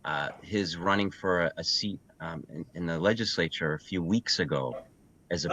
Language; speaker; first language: English; native; English